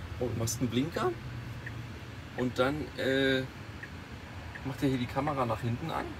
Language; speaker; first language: German; native; German